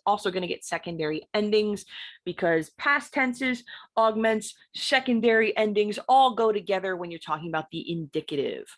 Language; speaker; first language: English; native; English